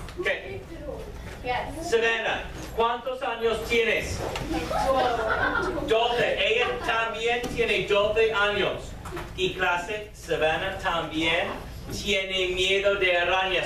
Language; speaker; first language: Spanish; non-native, fluent; English